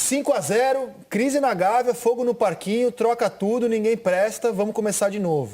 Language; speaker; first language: Portuguese; native; Portuguese